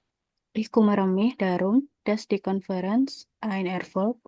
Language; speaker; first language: German; non-native, learner; Indonesian